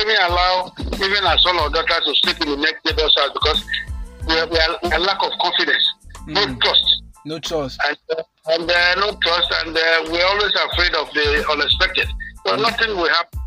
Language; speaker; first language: English; non-native, local second language; Bini